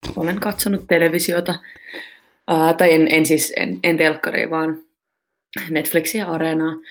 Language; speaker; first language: Finnish; native; Finnish